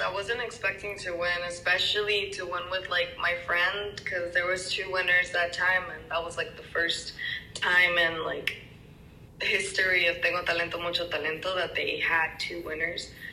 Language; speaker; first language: English; early bilingual, other home language; Spanish